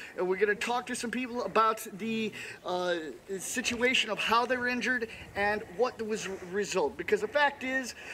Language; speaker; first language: English; native; English